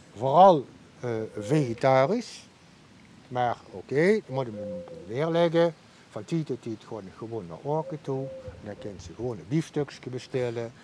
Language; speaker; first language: Dutch; native; Dutch